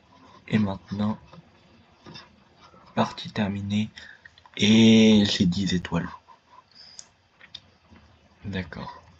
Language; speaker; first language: French; native; French